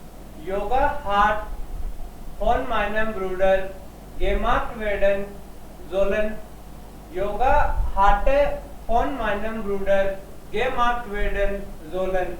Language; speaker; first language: German; non-native, learner; Hindi